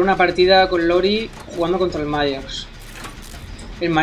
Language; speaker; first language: Spanish; native; Spanish